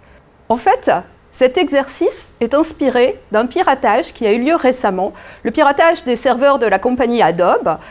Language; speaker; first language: French; native; French